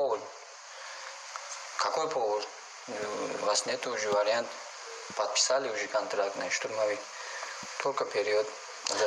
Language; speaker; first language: Russian; non-native, learner; Uzbek